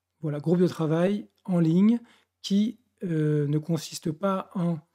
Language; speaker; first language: French; native; French